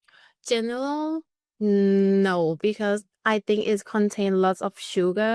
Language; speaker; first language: English; non-native, learner; Thai